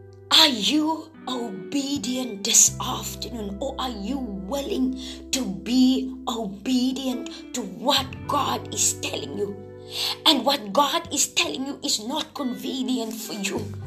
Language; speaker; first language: English; non-native, local second language; Afrikaans